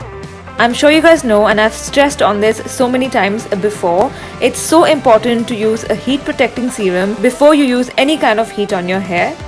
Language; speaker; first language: English; non-native, local second language; Hindi